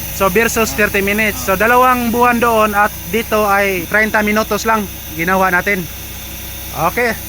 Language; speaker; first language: Filipino; non-native, local second language; Cebuano